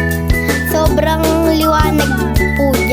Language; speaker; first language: Filipino; native; Filipino